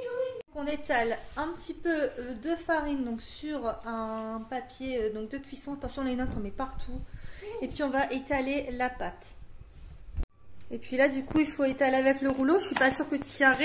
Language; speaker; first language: French; native; French